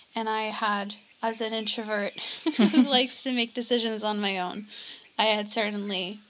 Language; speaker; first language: English; native; English